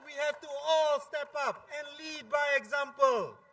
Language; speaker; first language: English; non-native, local second language; Malay